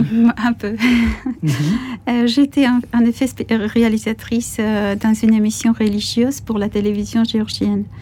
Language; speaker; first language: French; non-native, fluent; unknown